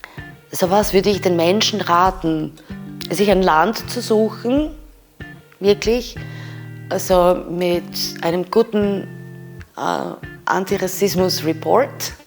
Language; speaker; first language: German; non-native, fluent; Serbian